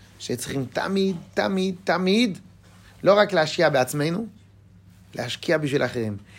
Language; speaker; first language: Hebrew; non-native, fluent; French